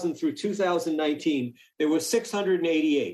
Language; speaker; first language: English; native; English